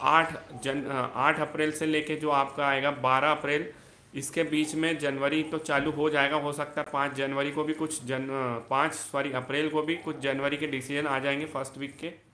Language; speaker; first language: Hindi; native; Hindi